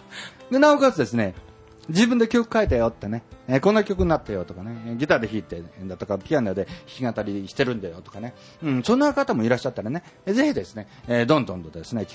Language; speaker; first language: Japanese; native; Japanese